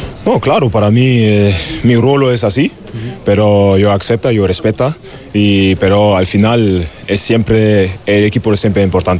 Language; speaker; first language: Spanish; non-native, learner; German